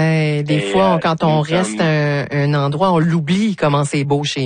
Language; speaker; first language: French; native; French